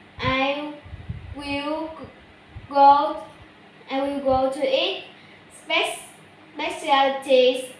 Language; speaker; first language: English; non-native, learner; Vietnamese